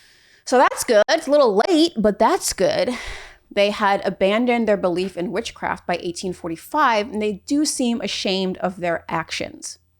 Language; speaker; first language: English; native; English